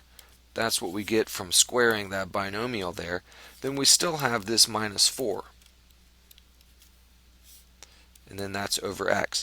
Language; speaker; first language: English; native; English